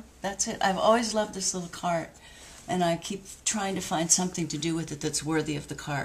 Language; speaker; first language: English; native; English